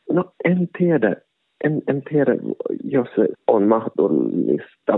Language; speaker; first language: Finnish; non-native, local second language; Swedish